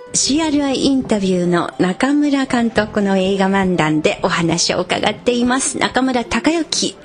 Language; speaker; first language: Japanese; non-native, fluent; Chinese